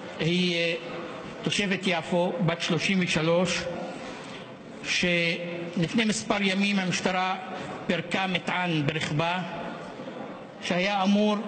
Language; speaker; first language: Hebrew; non-native, local second language; Arabic